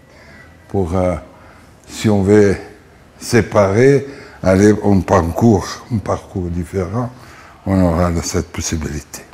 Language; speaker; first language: French; non-native, fluent; Portuguese